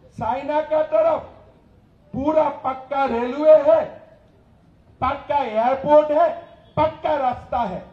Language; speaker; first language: Hindi; non-native, local second language; Assamese